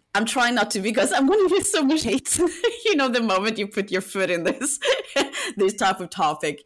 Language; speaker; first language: English; non-native, fluent; Norwegian